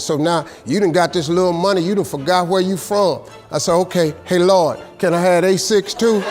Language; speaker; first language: English; native; English